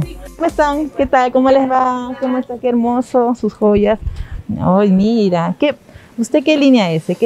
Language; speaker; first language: Spanish; native; Spanish